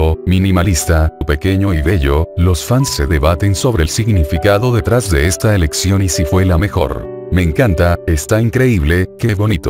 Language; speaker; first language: Spanish; native; Spanish